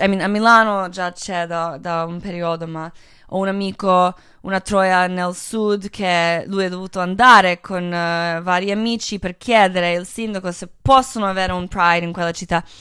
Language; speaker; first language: Italian; native; Italian